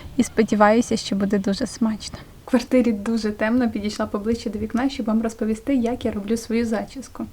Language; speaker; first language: Ukrainian; non-native, local second language; Russian